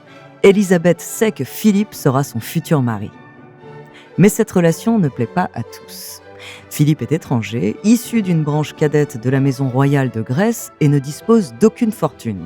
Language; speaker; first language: French; native; French